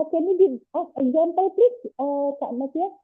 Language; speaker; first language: English; non-native, learner; Indonesian